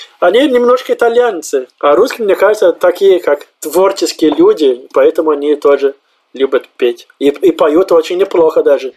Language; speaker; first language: Russian; non-native, fluent; Portuguese